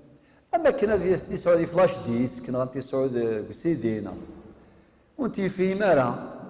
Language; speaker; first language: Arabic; non-native, local second language; Kabyle